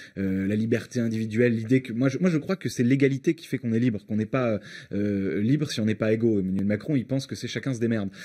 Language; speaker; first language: French; native; French